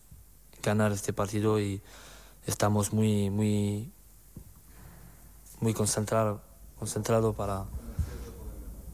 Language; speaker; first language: Spanish; non-native, learner; French